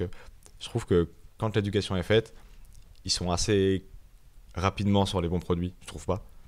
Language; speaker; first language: French; native; French